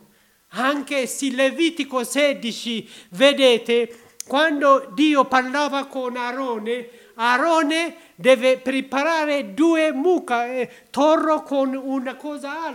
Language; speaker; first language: Italian; non-native, learner; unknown